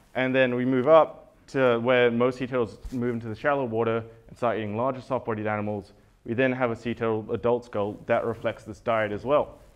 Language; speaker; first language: English; native; English